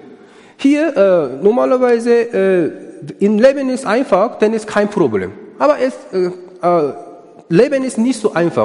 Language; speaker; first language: German; non-native, learner; Korean